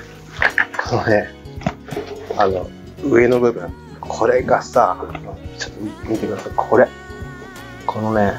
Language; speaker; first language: Japanese; native; Japanese